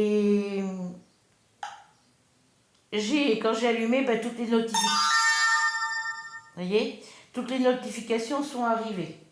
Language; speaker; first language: French; native; French